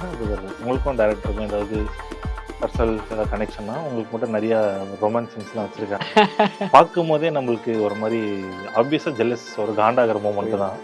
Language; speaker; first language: Tamil; native; Tamil